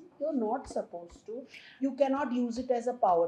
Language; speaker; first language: English; non-native, local second language; Hindi